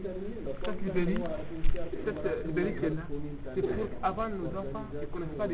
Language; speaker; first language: French; non-native, local second language; Tamasheq